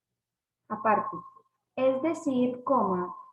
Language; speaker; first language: Spanish; native; Spanish